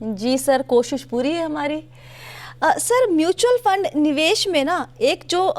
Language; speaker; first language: Hindi; native; Hindi